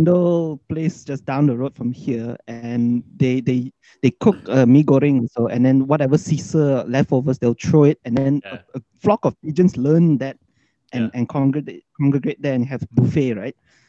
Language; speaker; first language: English; native; English